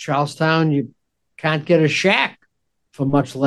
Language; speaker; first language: English; native; English